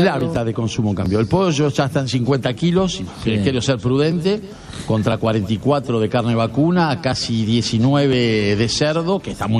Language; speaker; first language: Spanish; native; Spanish